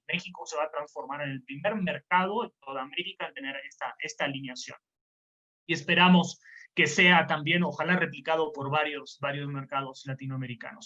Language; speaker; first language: Spanish; native; Spanish